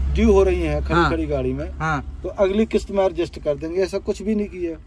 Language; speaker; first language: Hindi; native; Hindi